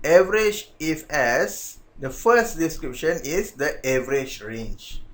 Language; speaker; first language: English; non-native, local second language; Malay